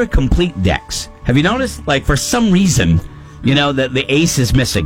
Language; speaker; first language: English; native; English